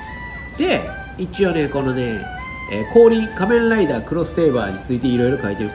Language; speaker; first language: Japanese; native; Japanese